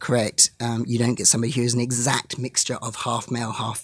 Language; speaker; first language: English; native; English